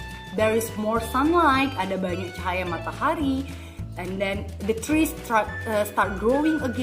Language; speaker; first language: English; non-native, fluent; Indonesian